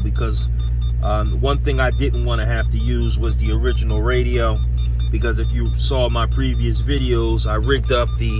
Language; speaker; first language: English; native; English